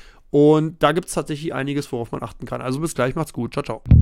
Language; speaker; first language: German; native; German